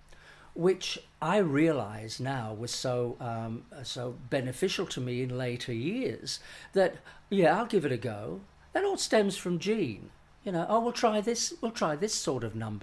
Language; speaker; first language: English; native; English